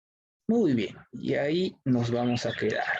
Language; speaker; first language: Spanish; native; Spanish